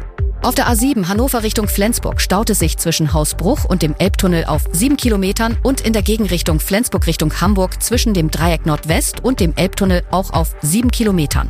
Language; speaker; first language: German; native; German